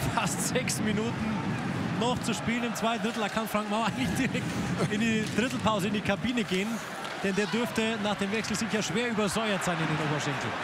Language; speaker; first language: German; native; German